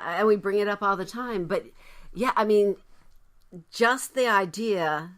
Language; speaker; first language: English; native; English